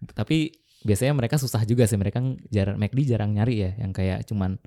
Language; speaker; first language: Indonesian; native; Indonesian